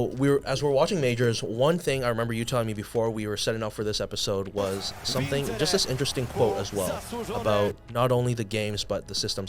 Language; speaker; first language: English; native; English